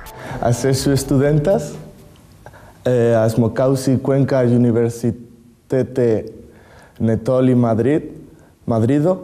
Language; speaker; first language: Lithuanian; non-native, learner; Spanish